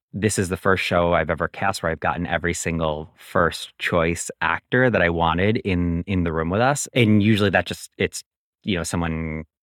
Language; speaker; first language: English; native; English